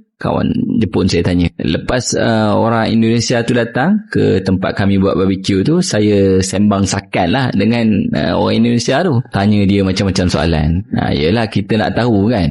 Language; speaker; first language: Malay; native; Malay